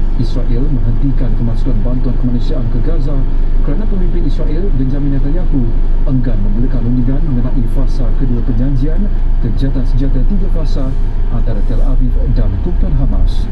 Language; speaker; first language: Malay; native; Malay